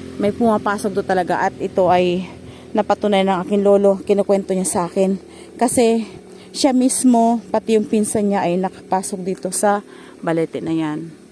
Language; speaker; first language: Filipino; non-native, local second language; Cebuano